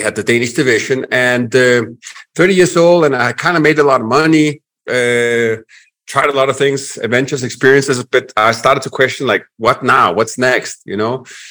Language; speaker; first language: English; non-native, fluent; Danish